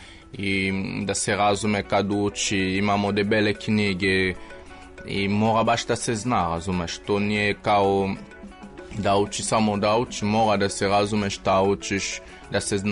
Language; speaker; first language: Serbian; non-native, learner; French